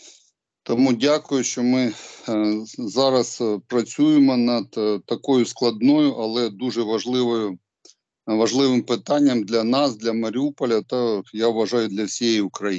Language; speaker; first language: Ukrainian; non-native, local second language; Russian